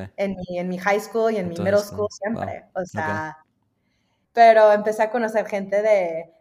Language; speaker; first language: Spanish; early bilingual, heritage; Spanish